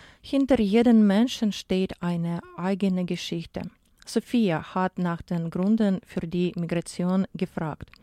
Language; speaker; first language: German; non-native, fluent; Ukrainian